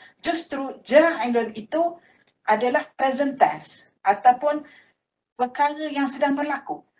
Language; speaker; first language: Malay; native; Malay